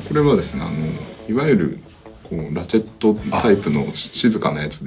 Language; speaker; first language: Japanese; native; Japanese